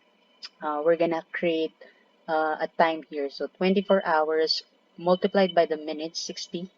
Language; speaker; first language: English; non-native, local second language; Filipino